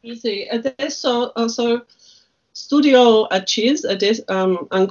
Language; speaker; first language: Italian; non-native, learner; English